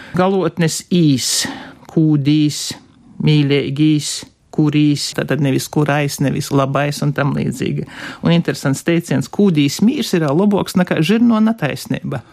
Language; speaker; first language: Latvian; native; Latvian